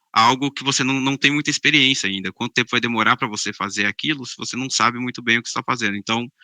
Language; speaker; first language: Portuguese; native; Portuguese